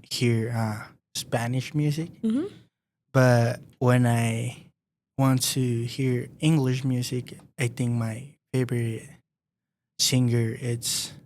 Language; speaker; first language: English; non-native, learner; Spanish